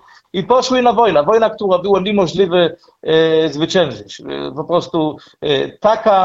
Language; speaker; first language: Polish; non-native, learner; Hebrew